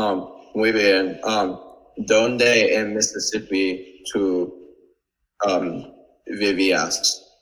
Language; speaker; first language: Spanish; non-native, learner; English